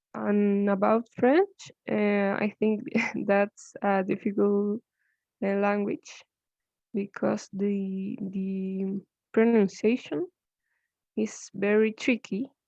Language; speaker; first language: English; non-native, learner; Spanish